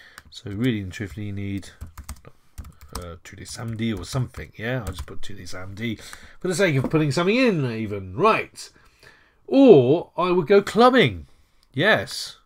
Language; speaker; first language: English; native; English